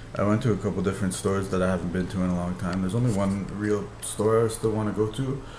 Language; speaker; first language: English; native; English